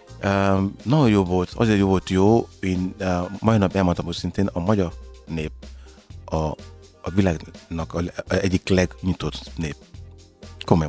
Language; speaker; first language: Hungarian; non-native, learner; Yoruba